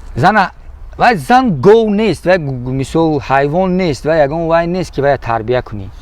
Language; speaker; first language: Tajik; native; Tajik